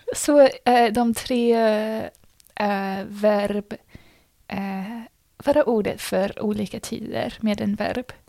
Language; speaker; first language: Swedish; non-native, fluent; English